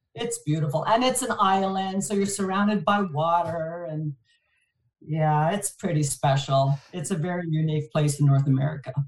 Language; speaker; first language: English; non-native, fluent; French